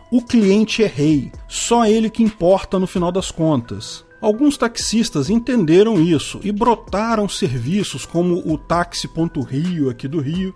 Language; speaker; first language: Portuguese; native; Portuguese